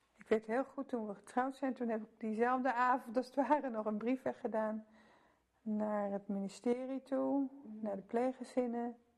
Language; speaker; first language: Dutch; native; Dutch